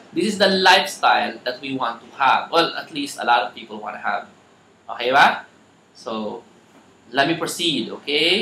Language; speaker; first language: English; non-native, local second language; Filipino